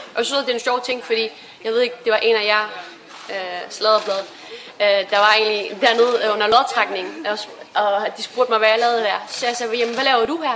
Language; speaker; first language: Danish; early bilingual, other home language; Persian